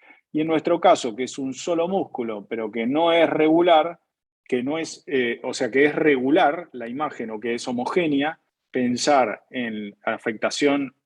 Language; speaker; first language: Spanish; native; Spanish